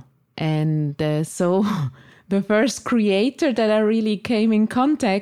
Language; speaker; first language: English; non-native, fluent; Swiss German